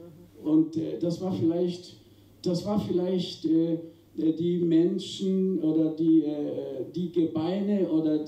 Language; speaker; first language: German; non-native, fluent; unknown